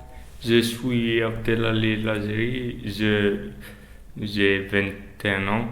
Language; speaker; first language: French; non-native, learner; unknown